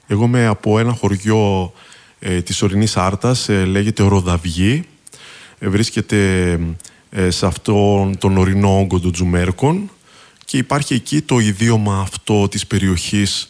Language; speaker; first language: Greek; native; Greek